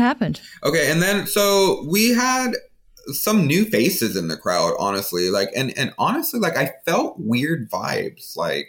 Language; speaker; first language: English; native; English